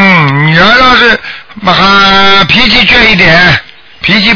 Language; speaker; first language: Chinese; native; Chinese